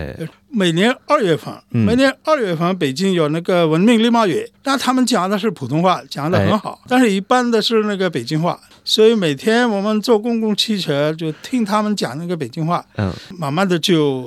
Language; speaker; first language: Chinese; non-native, fluent; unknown